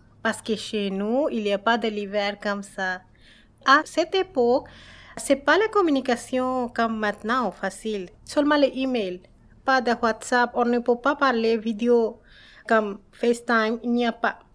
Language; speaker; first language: French; non-native, learner; Bangla